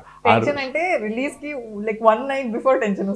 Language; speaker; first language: Telugu; non-native, fluent; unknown